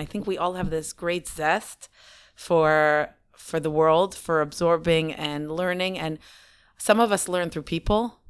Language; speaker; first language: English; native; English